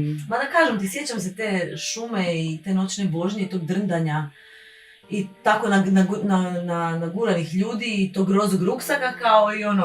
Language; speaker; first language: Bosnian; native; Bosnian